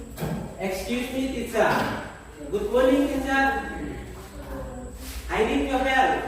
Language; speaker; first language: English; non-native, learner; Indonesian